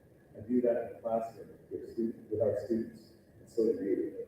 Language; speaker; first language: English; native; English